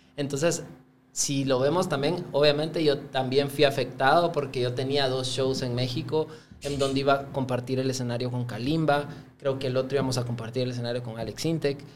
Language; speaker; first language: Spanish; native; Spanish